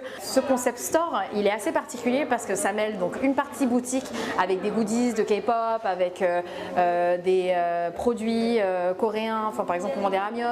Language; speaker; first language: French; native; French